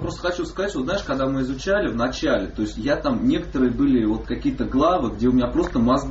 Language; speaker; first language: Russian; native; Russian